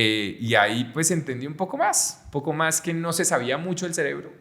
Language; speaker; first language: Spanish; native; Spanish